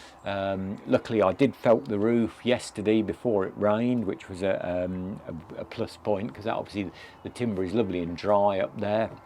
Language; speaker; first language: English; native; English